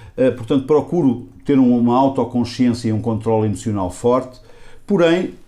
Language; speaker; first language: Portuguese; native; Portuguese